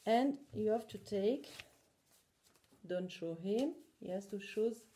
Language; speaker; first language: English; non-native, learner; French